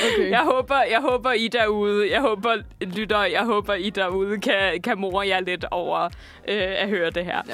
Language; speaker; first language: Danish; native; Danish